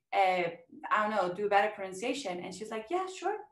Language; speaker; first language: English; non-native, fluent; German